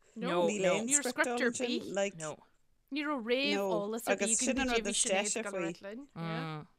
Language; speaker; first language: Irish; native; Irish